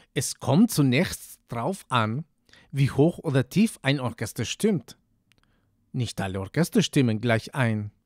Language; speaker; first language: German; non-native, fluent; Spanish